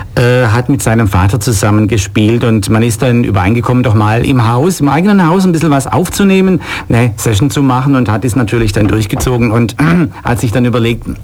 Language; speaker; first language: German; native; German